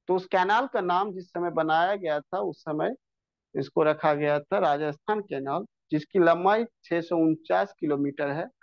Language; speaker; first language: Hindi; non-native, local second language; Bangla